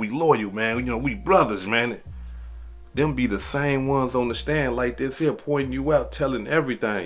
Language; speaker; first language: English; native; English